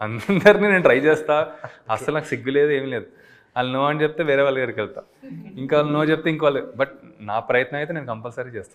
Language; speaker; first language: Telugu; native; Telugu